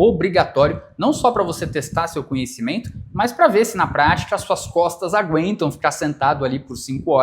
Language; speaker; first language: Portuguese; native; Portuguese